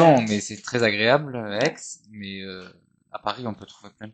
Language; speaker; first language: French; native; French